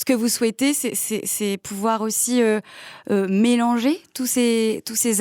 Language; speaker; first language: French; native; French